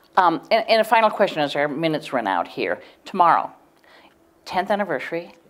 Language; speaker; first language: English; native; English